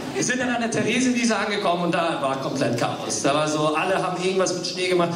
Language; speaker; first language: German; early bilingual, other home language; English